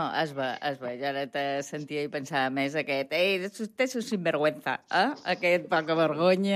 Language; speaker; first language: Catalan; native; Catalan